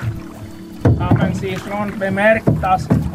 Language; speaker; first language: German; non-native, learner; Finnish